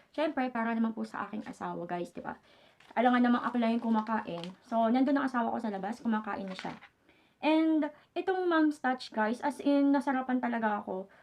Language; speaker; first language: Filipino; native; Filipino